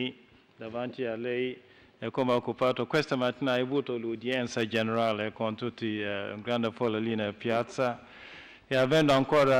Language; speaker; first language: Italian; non-native, fluent; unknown